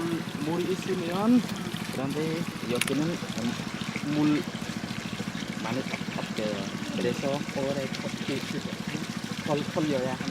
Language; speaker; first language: Korean; non-native, learner; Khmer